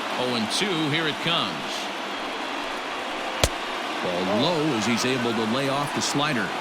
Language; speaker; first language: English; native; English